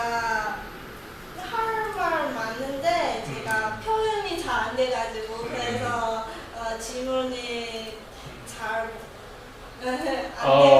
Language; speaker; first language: Korean; non-native, learner; Chinese